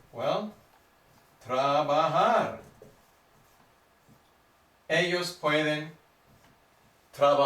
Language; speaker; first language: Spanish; non-native, fluent; English